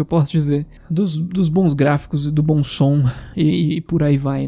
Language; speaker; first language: Portuguese; native; Portuguese